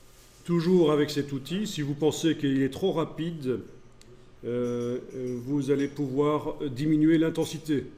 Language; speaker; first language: French; native; French